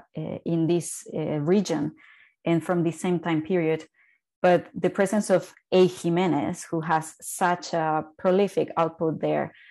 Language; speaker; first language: English; non-native, fluent; Spanish